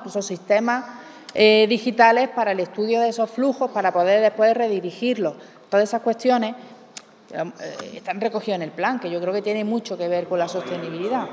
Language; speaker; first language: Spanish; native; Spanish